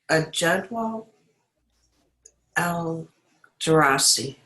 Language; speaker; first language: Arabic; non-native, learner; English